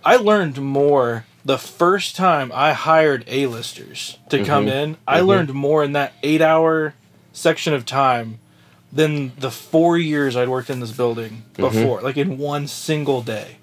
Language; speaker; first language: English; native; English